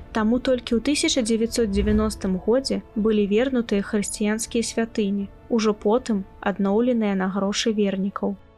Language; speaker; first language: Belarusian; native; Belarusian